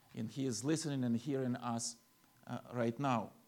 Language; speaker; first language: English; non-native, fluent; Ukrainian